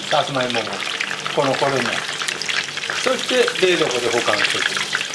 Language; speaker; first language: Japanese; native; Japanese